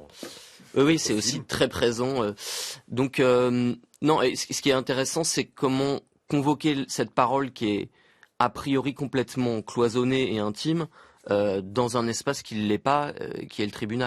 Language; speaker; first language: French; native; French